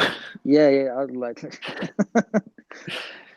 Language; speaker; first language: English; non-native, learner; Russian